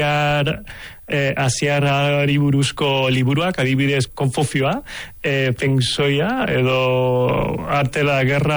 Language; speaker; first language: Basque; non-native, local second language; Cantonese